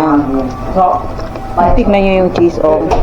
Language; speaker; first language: Filipino; native; Filipino